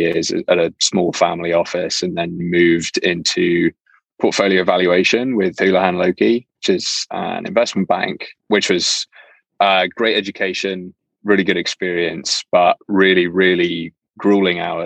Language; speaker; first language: English; native; English